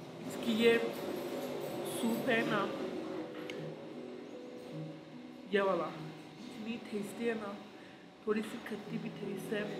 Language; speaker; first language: Hindi; non-native, fluent; Turkish